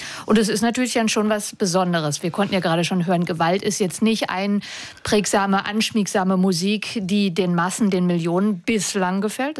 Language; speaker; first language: German; native; German